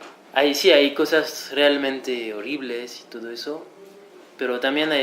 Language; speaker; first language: Spanish; non-native, fluent; French